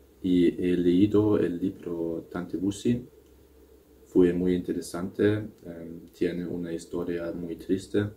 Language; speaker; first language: Spanish; non-native, learner; German